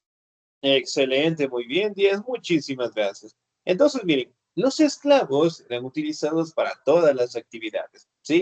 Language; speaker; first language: Spanish; native; Spanish